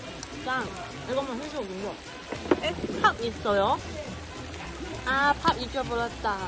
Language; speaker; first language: Korean; non-native, learner; Cantonese